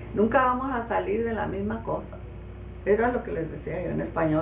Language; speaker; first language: Spanish; early bilingual, heritage; Spanish